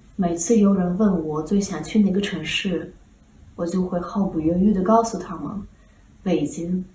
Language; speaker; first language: Chinese; non-native, fluent; Ukrainian